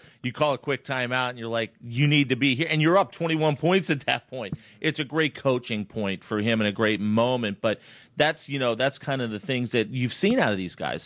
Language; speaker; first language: English; native; English